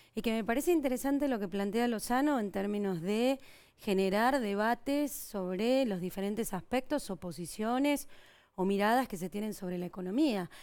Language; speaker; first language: Spanish; native; Spanish